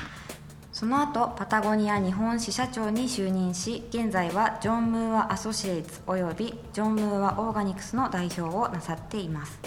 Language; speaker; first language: Japanese; native; Japanese